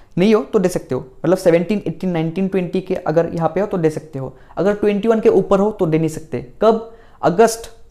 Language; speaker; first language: Hindi; non-native, local second language; Assamese